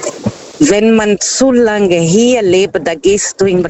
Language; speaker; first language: German; non-native, fluent; Portuguese